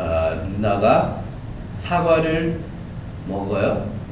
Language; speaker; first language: Korean; early bilingual, heritage; Korean